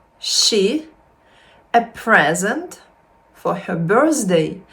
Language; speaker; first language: English; non-native, fluent; Ukrainian